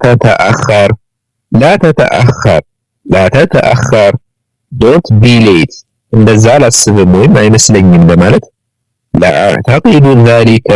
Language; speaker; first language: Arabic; non-native, learner; Amharic